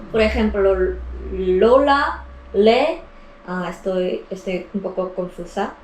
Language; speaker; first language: Spanish; non-native, learner; Korean